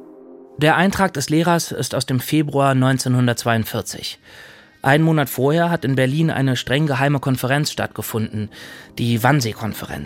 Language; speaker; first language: German; native; German